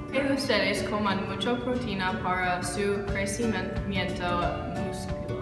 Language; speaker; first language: Spanish; non-native, learner; English